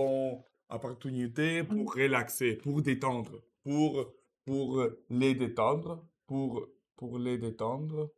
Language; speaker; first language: French; non-native, learner; Russian